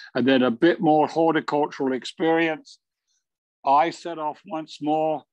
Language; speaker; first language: English; native; English